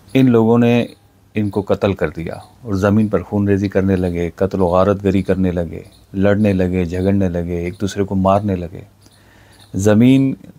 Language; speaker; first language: Urdu; native; Urdu